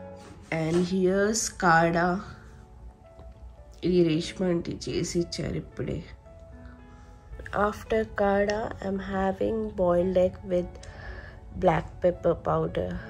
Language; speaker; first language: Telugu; native; Telugu